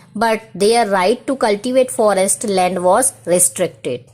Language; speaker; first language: English; non-native, local second language; Hindi